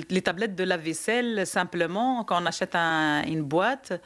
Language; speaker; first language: French; non-native, local second language; Arabic